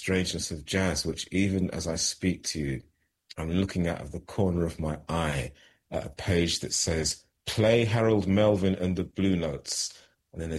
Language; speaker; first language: English; native; English